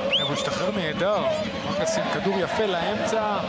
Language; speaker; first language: Hebrew; native; Hebrew